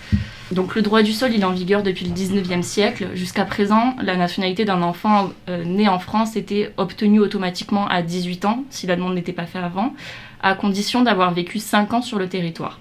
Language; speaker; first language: French; native; French